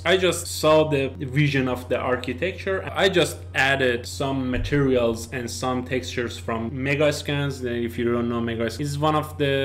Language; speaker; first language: English; non-native, learner; Persian